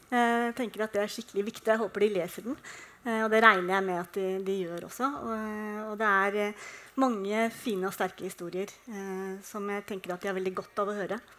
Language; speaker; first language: Norwegian; native; Norwegian